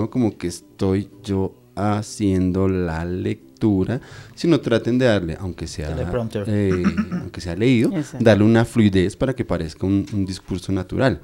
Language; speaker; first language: Spanish; native; Spanish